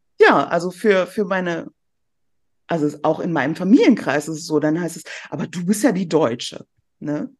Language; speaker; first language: German; early bilingual, other home language; Persian